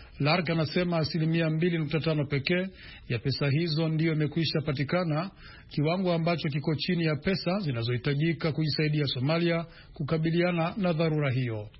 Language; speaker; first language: Swahili; non-native, local second language; Rundi